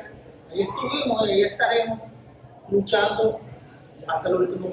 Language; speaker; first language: Spanish; native; Spanish